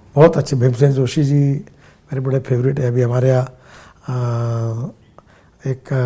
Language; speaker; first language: Hindi; non-native, local second language; Marathi